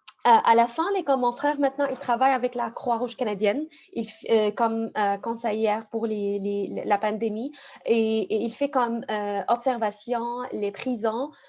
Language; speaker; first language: French; non-native, fluent; Arabic